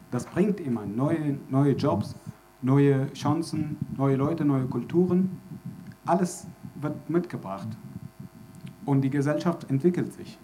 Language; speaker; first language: German; non-native, fluent; Arabic